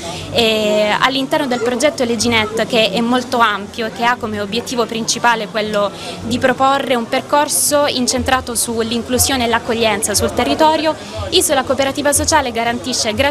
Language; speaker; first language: Italian; native; Italian